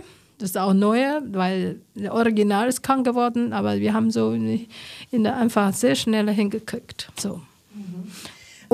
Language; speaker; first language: German; non-native, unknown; Chinese